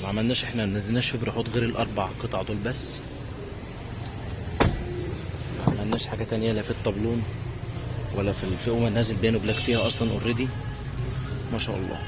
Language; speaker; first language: Arabic; native; Arabic